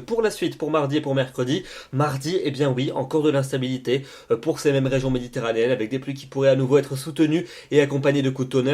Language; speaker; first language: French; native; French